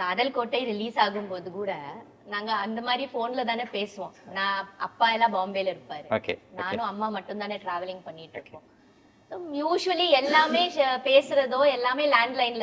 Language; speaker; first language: Tamil; non-native, fluent; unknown